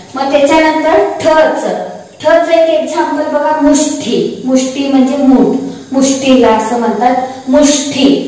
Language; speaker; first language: Marathi; non-native, local second language; Kannada